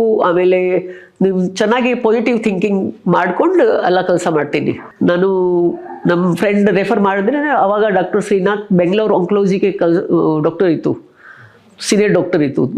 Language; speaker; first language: Kannada; non-native, local second language; Hindi